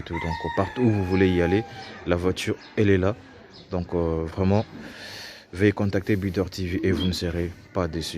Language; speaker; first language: French; non-native, local second language; Lingala